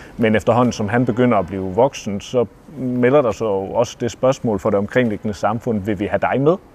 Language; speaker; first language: Danish; native; Danish